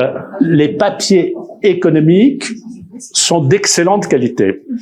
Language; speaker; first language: French; native; French